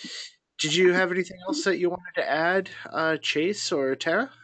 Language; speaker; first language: English; native; English